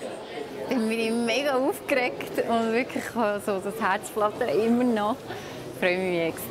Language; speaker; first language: German; native; German